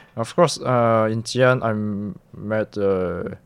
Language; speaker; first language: English; non-native, local second language; Min Nan Chinese